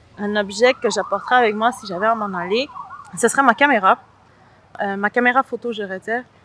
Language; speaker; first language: French; early bilingual, other home language; Spanish